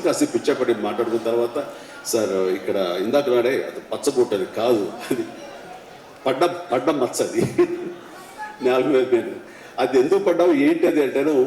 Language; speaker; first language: Telugu; native; Telugu